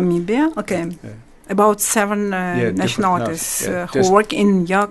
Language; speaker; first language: English; non-native, learner; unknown